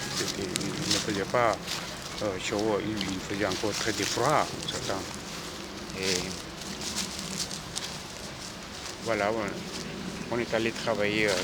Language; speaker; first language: French; non-native, fluent; Korean